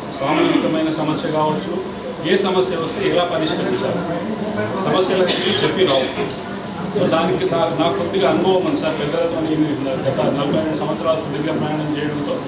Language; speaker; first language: Telugu; native; Telugu